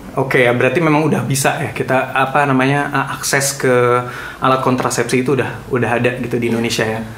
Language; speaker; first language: Indonesian; native; Indonesian